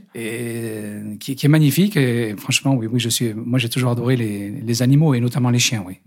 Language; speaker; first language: French; native; French